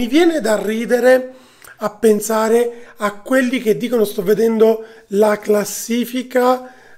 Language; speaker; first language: Italian; native; Italian